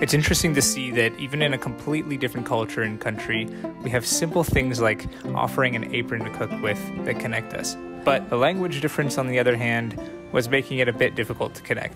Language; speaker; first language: English; native; English